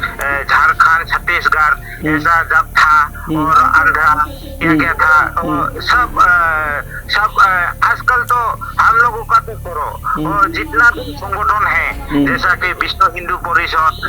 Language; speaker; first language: Hindi; non-native, local second language; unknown